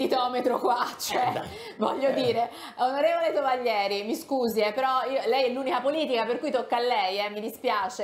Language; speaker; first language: Italian; native; Italian